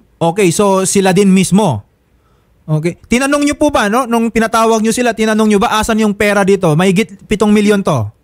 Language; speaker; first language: Filipino; native; Filipino